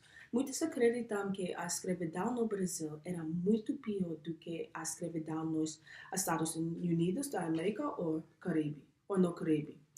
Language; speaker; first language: Portuguese; non-native, learner; English